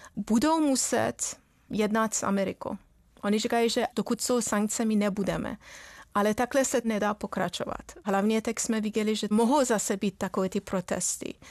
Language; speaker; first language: Czech; non-native, fluent; Persian